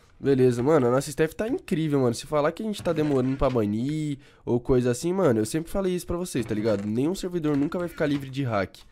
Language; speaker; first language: Portuguese; native; Portuguese